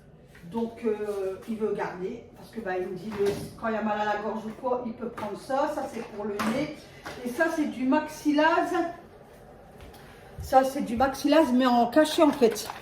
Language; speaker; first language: French; native; French